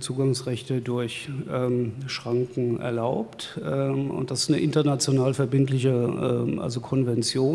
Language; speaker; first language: German; native; German